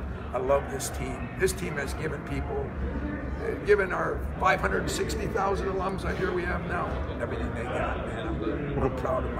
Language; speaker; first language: English; native; English